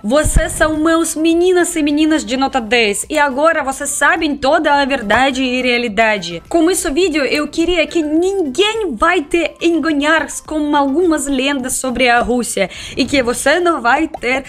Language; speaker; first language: Portuguese; non-native, fluent; Russian